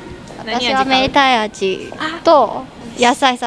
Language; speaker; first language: Japanese; non-native, learner; Chinese